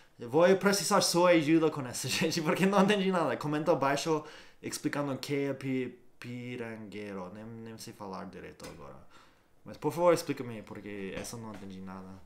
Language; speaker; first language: Portuguese; non-native, learner; English